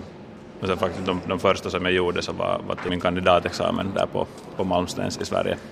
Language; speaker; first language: Swedish; native; Swedish